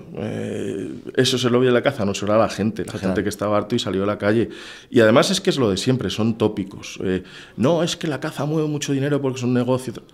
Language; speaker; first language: Spanish; native; Spanish